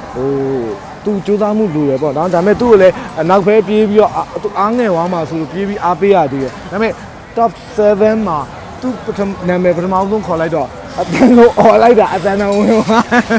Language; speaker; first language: Burmese; native; Burmese